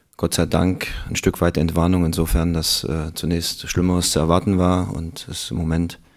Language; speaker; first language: German; native; German